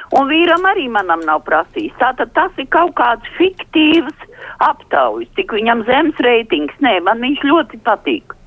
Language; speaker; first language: Latvian; native; Latvian